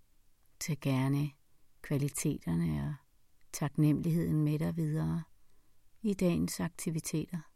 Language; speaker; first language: Danish; native; Danish